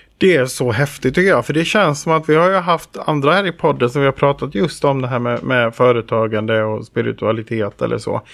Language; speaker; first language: Swedish; native; Swedish